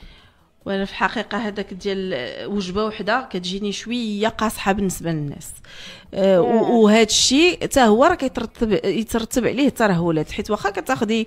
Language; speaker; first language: Arabic; native; Arabic